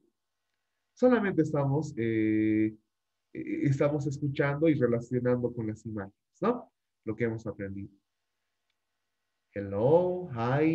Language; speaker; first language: Spanish; native; Spanish